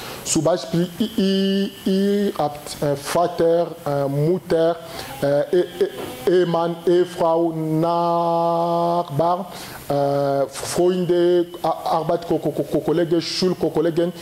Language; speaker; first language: German; non-native, learner; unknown